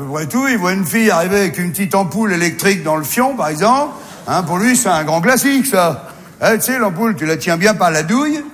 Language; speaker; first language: French; native; French